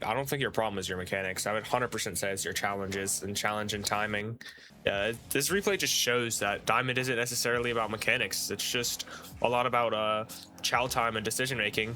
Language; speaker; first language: English; native; English